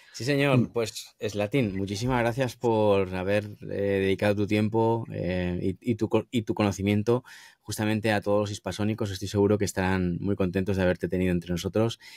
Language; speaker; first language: Spanish; native; Spanish